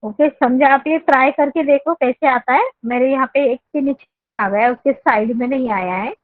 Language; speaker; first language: Hindi; non-native, local second language; Marathi